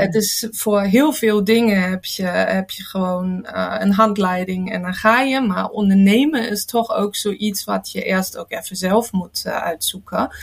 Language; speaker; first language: Dutch; non-native, fluent; German